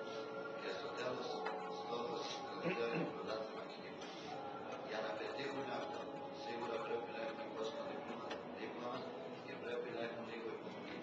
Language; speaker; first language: Greek; non-native, fluent; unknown